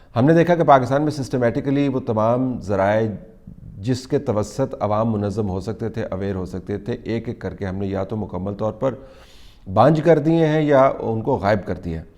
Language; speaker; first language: Urdu; native; Urdu